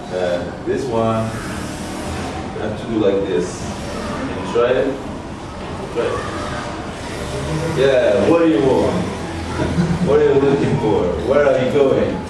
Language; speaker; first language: English; non-native, learner; Italian